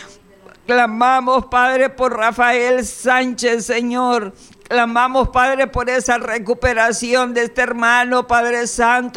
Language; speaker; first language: Spanish; native; Spanish